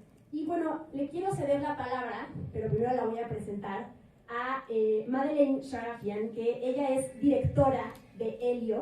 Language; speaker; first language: Spanish; native; Spanish